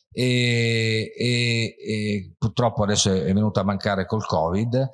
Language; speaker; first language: Italian; native; Italian